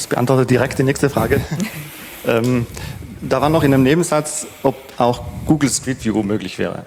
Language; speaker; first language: German; native; German